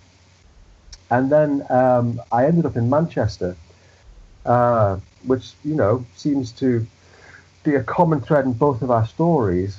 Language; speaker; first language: English; native; English